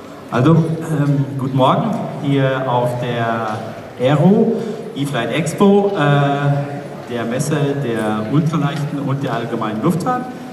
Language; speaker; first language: German; native; German